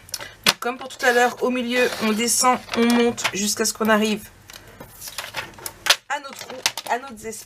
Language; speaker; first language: French; native; French